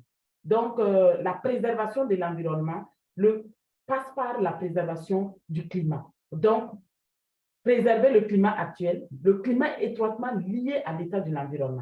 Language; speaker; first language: French; non-native, local second language; Mossi